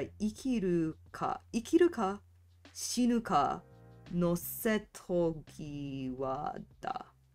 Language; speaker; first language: Japanese; non-native, learner; English